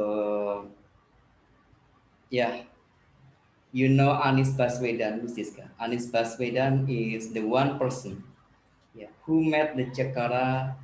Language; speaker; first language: English; non-native, learner; Indonesian